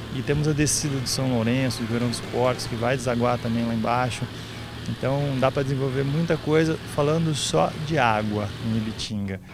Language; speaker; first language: Portuguese; native; Portuguese